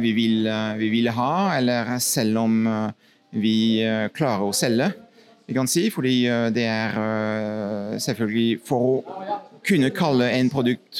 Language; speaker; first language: Norwegian; non-native, fluent; French